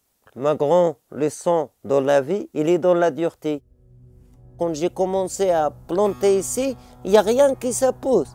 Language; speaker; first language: French; non-native, learner; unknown